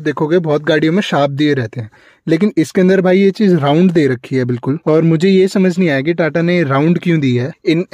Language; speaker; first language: Hindi; native; Hindi